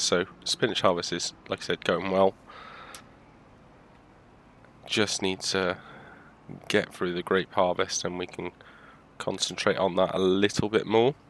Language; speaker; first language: English; native; English